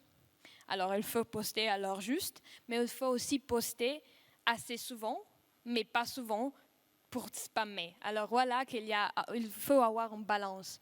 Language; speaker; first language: French; non-native, fluent; Russian